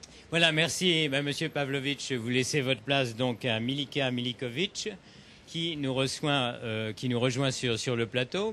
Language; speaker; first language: French; native; French